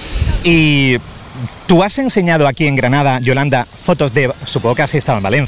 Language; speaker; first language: Spanish; native; Spanish